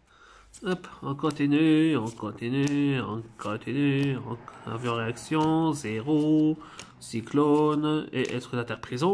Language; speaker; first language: French; native; French